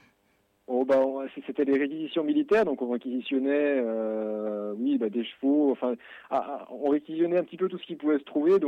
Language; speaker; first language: French; native; French